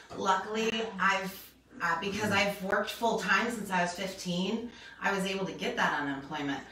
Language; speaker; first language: English; native; English